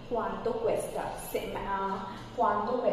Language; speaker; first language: Spanish; non-native, fluent; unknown